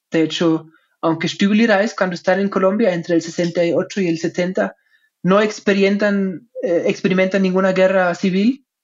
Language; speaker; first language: Spanish; non-native, fluent; German